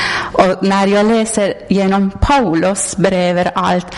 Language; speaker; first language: Swedish; non-native, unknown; Persian